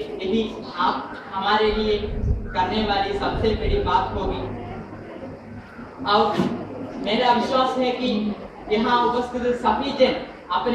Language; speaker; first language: Hindi; non-native, local second language; Malayalam